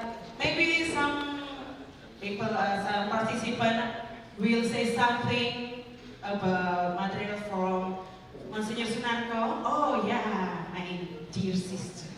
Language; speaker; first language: English; non-native, learner; Indonesian